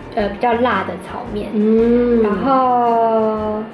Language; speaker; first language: Chinese; native; Chinese